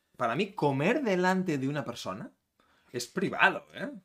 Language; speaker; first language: Spanish; native; Spanish